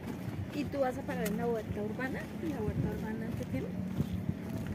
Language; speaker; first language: Spanish; native; Spanish